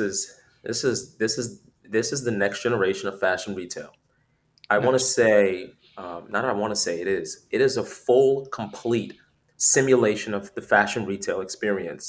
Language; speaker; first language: English; native; English